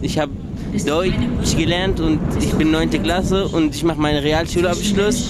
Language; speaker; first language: German; early bilingual, other home language; Arabic